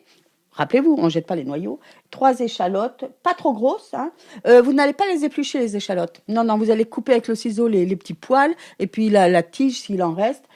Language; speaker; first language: French; native; French